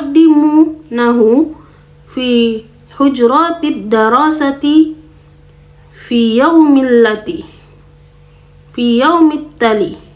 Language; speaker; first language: Arabic; non-native, learner; Indonesian